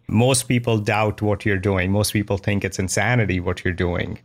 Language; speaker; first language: English; non-native, local second language; Hindi